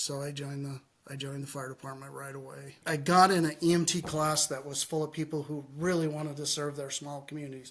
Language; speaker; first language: English; native; English